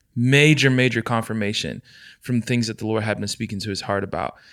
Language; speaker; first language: English; native; English